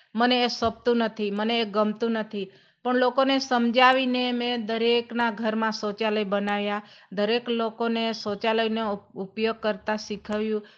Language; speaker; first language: Gujarati; non-native, local second language; Gamit